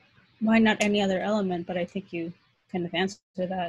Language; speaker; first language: English; non-native, fluent; Spanish